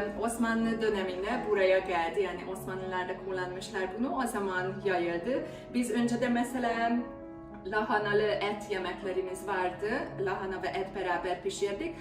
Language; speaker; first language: Turkish; non-native, fluent; Hungarian